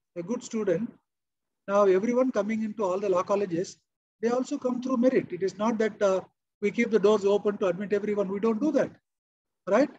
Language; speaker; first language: English; non-native, local second language; Kannada